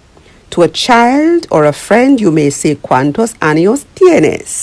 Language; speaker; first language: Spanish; non-native, learner; English